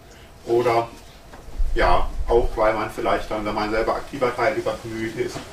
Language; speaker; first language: German; native; German